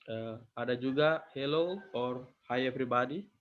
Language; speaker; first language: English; non-native, learner; Indonesian